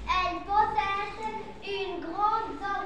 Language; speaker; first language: French; non-native, learner; Arabic